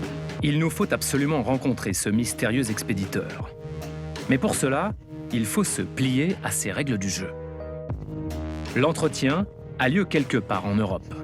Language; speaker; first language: French; native; French